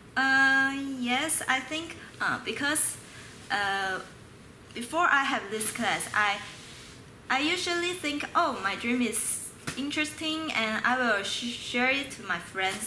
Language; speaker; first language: English; non-native, learner; Chinese